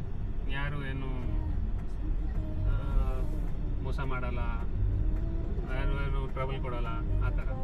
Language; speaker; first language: Kannada; non-native, learner; Odia